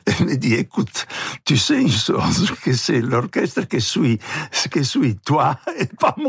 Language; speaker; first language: French; non-native, fluent; Italian